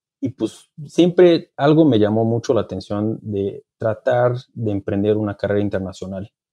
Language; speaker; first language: Spanish; non-native, fluent; Portuguese